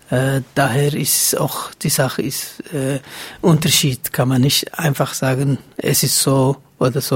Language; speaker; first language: German; non-native, fluent; Somali